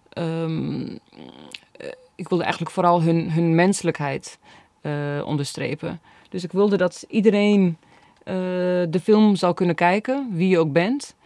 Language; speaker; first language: Dutch; early bilingual, other home language; Bosnian